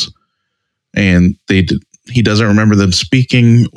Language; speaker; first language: English; native; English